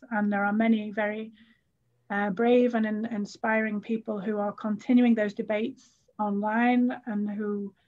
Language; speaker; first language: English; native; English